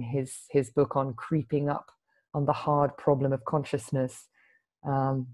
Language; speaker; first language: English; native; English